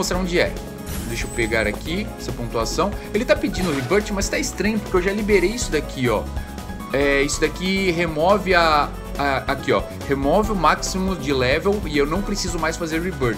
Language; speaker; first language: Portuguese; native; Portuguese